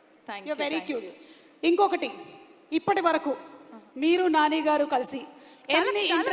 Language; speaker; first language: Telugu; native; Telugu